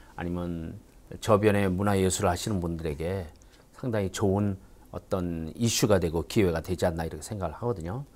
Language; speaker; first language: Korean; native; Korean